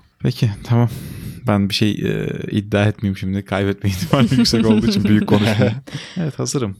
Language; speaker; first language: Turkish; native; Turkish